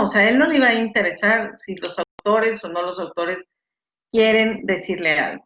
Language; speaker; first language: Spanish; native; Spanish